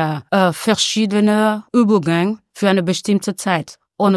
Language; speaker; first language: German; non-native, learner; French